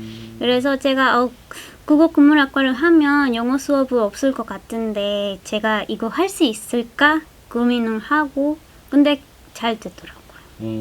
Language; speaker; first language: Korean; non-native, fluent; Spanish